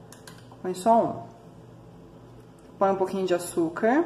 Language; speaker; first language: Portuguese; native; Portuguese